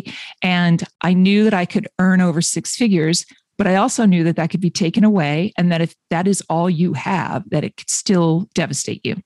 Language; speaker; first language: English; native; English